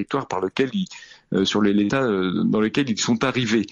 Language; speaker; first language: French; native; French